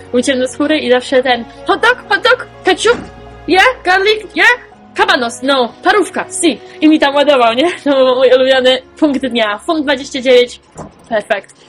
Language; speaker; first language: Polish; native; Polish